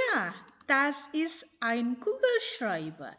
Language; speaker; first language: German; non-native, fluent; Indonesian